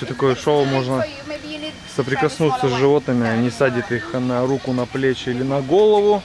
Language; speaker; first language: Russian; native; Russian